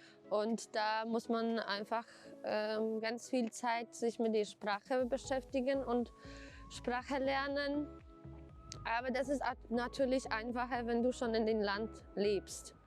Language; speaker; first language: German; non-native, fluent; Polish